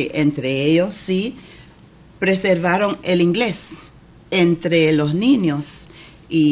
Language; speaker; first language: Spanish; non-native, fluent; English